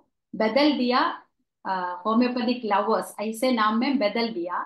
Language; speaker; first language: Hindi; non-native, local second language; Malayalam